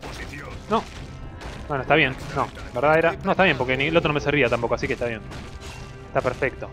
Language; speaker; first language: Spanish; native; Spanish